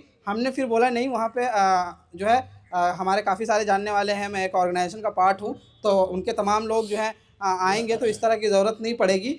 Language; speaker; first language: Hindi; native; Hindi